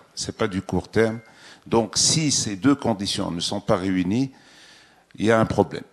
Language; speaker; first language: French; non-native, local second language; Arabic